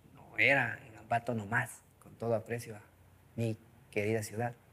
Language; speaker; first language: Spanish; non-native, local second language; Quechua